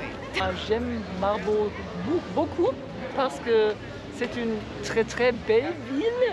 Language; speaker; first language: French; non-native, fluent; German